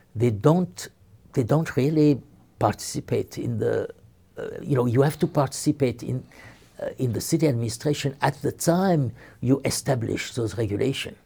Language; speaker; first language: English; non-native, fluent; French